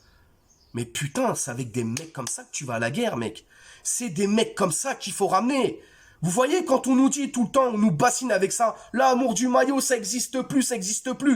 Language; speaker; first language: French; native; French